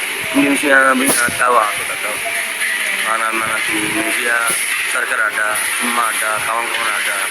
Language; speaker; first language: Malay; non-native, learner; Rohingya